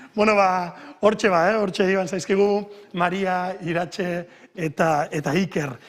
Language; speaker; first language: Basque; native; Basque